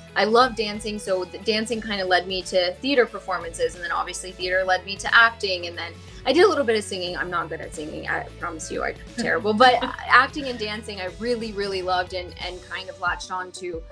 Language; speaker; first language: English; early bilingual, other home language; Gujarati